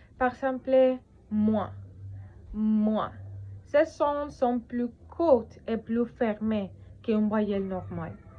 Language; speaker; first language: French; non-native, learner; Spanish